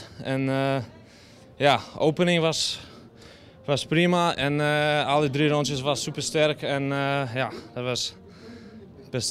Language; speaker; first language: Dutch; non-native, learner; Polish